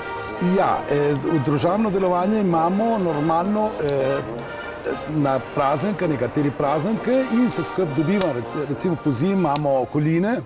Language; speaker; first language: Slovenian; early bilingual, heritage; Slovenian